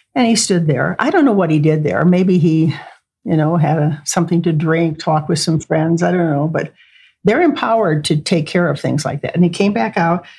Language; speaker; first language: English; native; English